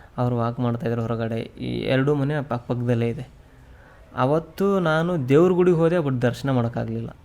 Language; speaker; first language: Kannada; native; Kannada